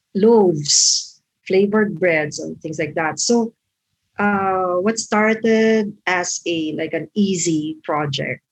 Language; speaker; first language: English; non-native, local second language; Filipino